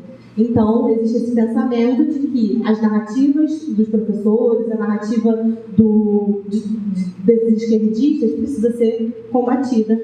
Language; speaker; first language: Portuguese; native; Portuguese